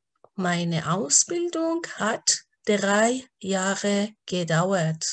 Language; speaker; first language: German; non-native, fluent; Persian